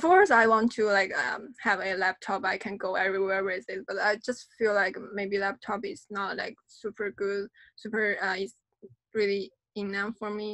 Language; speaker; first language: English; non-native, fluent; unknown